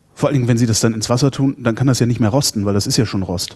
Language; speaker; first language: German; native; German